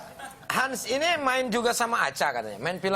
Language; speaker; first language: Indonesian; native; Indonesian